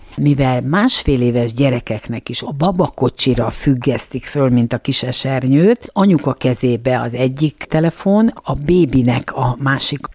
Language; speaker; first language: Hungarian; native; Hungarian